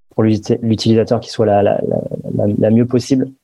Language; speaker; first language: French; native; French